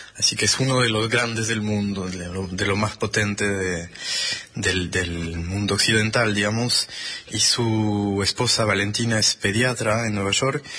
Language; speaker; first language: Spanish; non-native, fluent; French